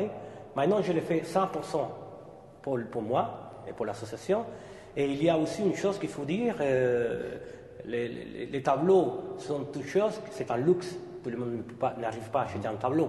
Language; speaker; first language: French; non-native, fluent; Spanish